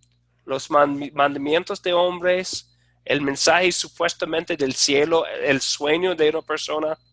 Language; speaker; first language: Spanish; non-native, fluent; English